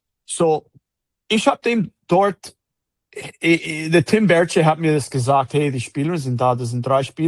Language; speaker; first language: German; non-native, fluent; English